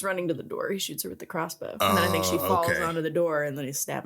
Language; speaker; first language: English; native; English